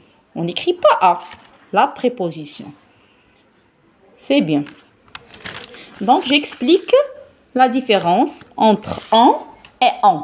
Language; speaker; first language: French; non-native, local second language; Arabic